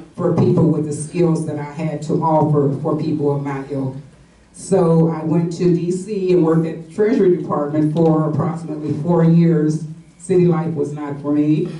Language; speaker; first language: English; native; English